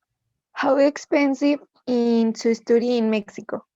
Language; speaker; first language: English; non-native, learner; Spanish